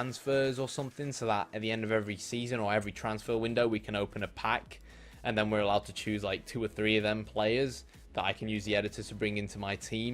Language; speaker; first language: English; native; English